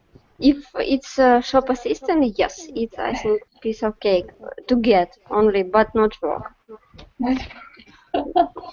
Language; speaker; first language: English; non-native, learner; Russian